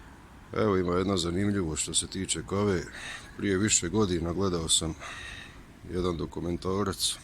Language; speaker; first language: Bosnian; native; Bosnian